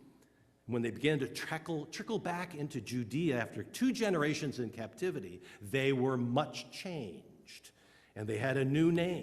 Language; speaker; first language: English; native; English